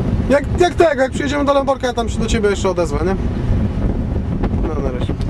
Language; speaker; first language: Polish; native; Polish